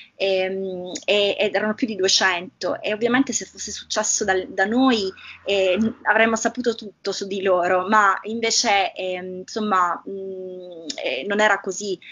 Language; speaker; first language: Italian; native; Italian